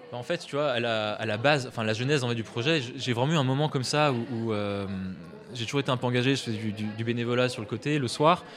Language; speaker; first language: French; native; French